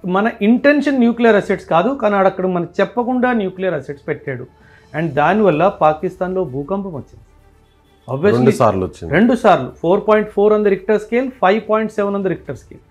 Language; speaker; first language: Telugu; non-native, local second language; Punjabi